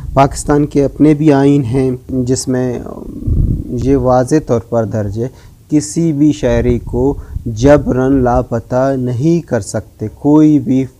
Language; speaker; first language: Urdu; non-native, local second language; Baluchi